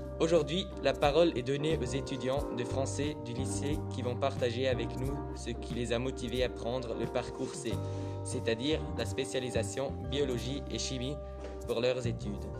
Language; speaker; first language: French; non-native, learner; German